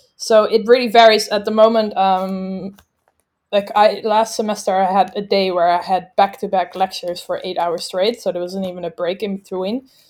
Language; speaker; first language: English; non-native, fluent; Dutch